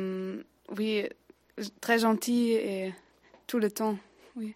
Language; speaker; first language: French; non-native, learner; German